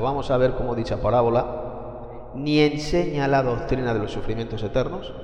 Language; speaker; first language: Spanish; native; Spanish